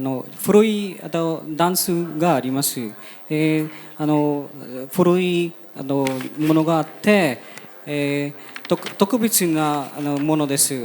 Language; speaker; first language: Japanese; non-native, fluent; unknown